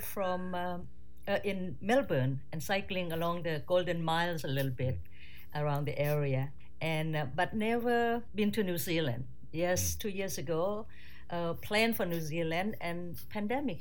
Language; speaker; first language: English; non-native, fluent; Thai